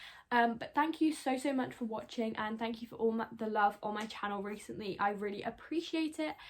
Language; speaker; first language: English; native; English